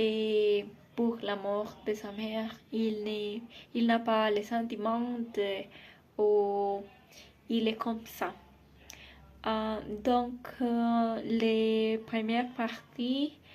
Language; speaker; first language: French; non-native, learner; Spanish